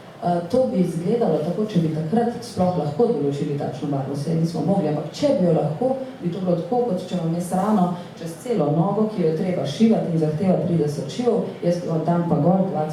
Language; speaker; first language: Slovenian; native; Slovenian